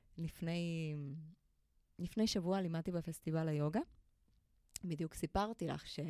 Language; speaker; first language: Hebrew; non-native, fluent; Spanish